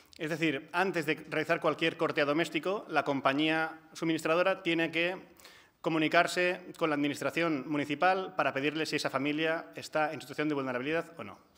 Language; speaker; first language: Spanish; non-native, local second language; Catalan